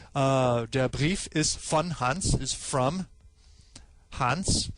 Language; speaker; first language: German; non-native, fluent; English